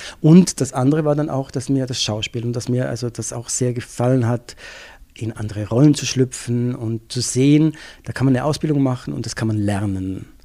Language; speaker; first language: German; native; German